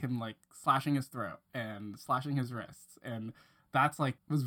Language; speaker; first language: English; non-native, local second language; Cantonese